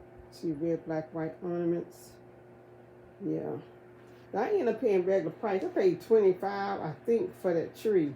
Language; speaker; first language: English; native; English